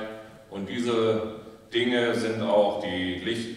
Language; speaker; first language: German; native; German